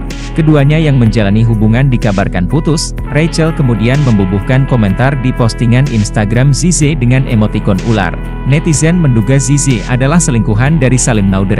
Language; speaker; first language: Indonesian; native; Indonesian